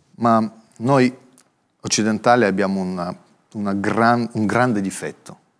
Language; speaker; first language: Italian; non-native, fluent; Russian